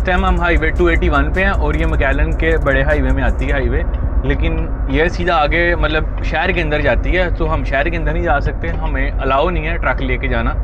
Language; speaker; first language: Urdu; non-native, local second language; Punjabi